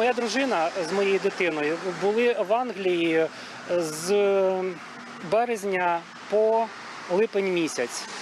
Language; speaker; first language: Ukrainian; non-native, local second language; Russian